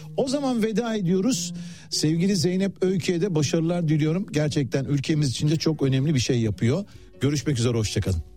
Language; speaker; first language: Turkish; native; Turkish